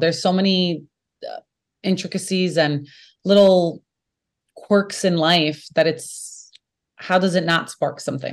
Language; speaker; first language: English; native; English